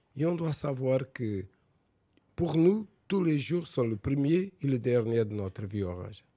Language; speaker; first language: French; non-native, fluent; Portuguese